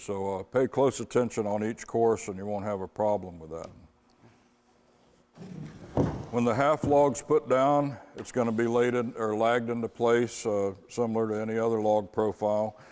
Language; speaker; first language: English; native; English